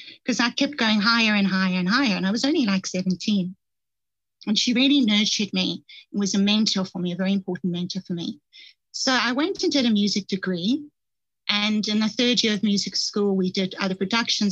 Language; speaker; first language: English; native; English